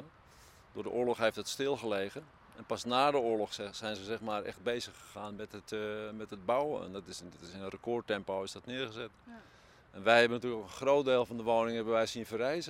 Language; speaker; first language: Dutch; native; Dutch